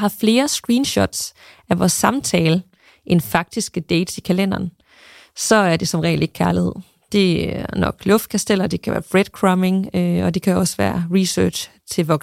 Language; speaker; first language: Danish; native; Danish